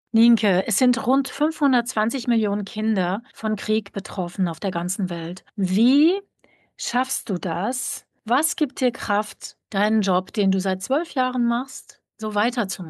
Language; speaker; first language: German; native; German